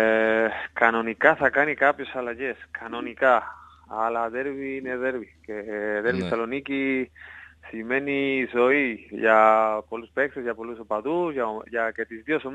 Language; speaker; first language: Greek; non-native, learner; Spanish